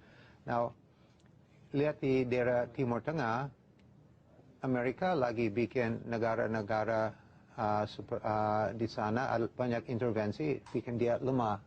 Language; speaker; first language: Indonesian; non-native, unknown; English